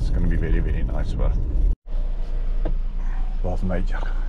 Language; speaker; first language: English; non-native, local second language; Afrikaans